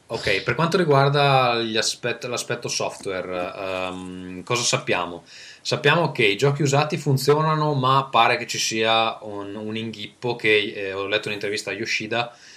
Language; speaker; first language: Italian; native; Italian